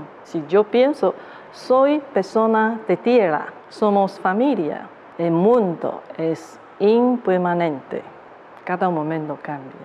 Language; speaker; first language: Spanish; non-native, learner; Chinese